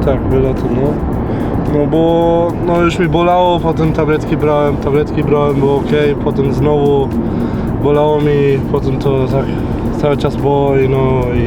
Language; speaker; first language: Polish; non-native, learner; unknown